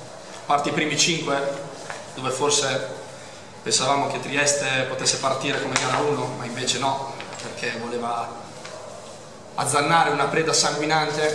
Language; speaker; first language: Italian; native; Italian